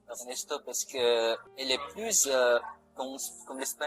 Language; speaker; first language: French; non-native, learner; Filipino